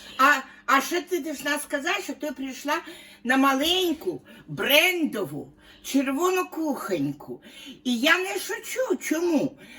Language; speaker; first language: Ukrainian; non-native, local second language; Russian